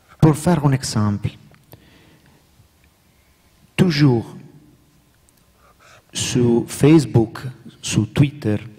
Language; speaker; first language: French; non-native, learner; Italian